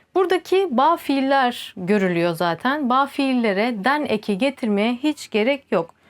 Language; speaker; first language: Turkish; native; Turkish